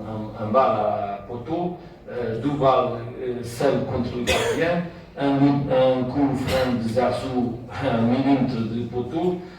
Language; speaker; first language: French; non-native, fluent; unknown